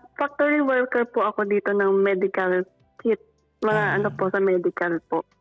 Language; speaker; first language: Filipino; non-native, local second language; Pangasinan